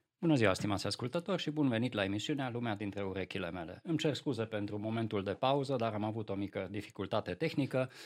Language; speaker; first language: Romanian; non-native, local second language; Hungarian